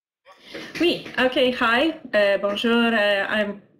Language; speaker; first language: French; non-native, local second language; English